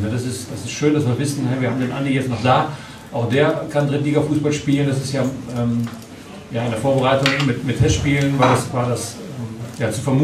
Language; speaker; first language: German; native; German